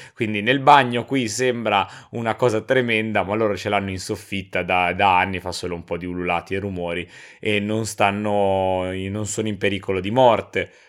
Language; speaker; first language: Italian; native; Italian